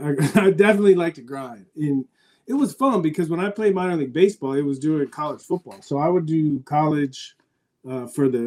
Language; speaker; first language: English; native; English